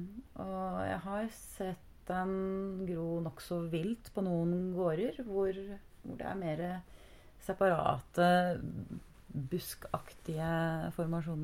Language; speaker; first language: Norwegian; native; Norwegian